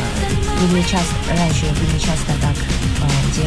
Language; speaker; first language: Russian; non-native, learner; Chinese